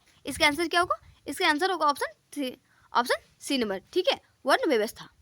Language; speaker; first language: Hindi; native; Hindi